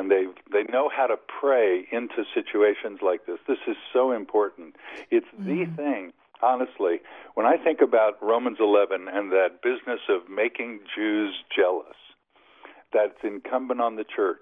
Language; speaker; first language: English; native; English